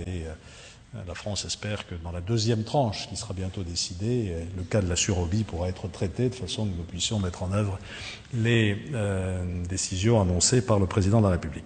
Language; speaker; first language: French; native; French